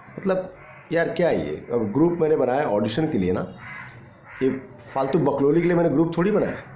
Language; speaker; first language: Hindi; native; Hindi